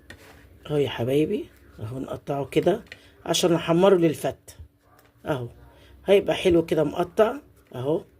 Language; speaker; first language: Arabic; native; Arabic